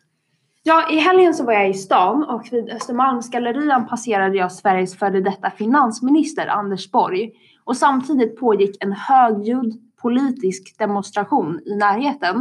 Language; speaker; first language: Swedish; native; Swedish